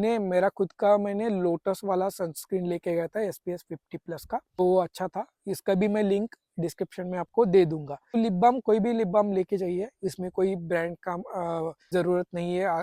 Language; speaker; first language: Hindi; non-native, local second language; Marathi